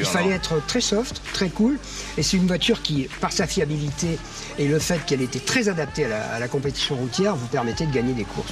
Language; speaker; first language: French; native; French